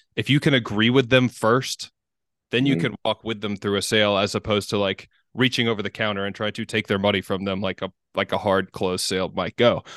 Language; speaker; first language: English; native; English